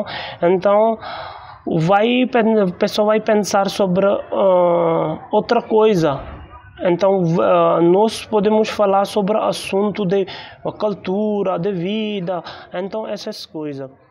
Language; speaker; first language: Portuguese; non-native, learner; Hindi